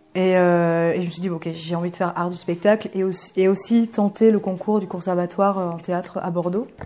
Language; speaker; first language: French; early bilingual, other home language; Bulgarian